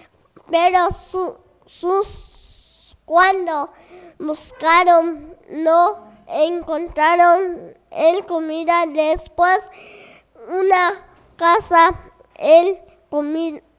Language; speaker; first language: Spanish; non-native, local second language; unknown